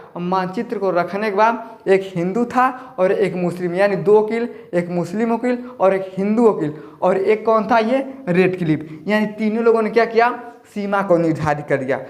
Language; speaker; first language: Hindi; native; Hindi